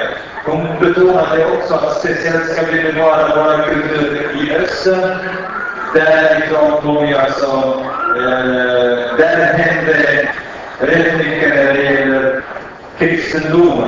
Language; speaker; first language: Swedish; non-native, fluent; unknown